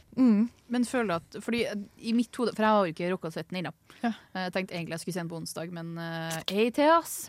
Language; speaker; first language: Norwegian; native; Norwegian